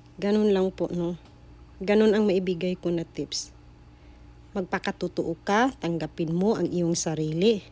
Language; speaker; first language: Filipino; non-native, local second language; Cebuano